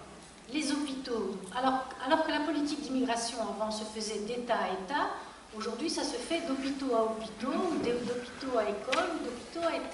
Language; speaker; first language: French; native; French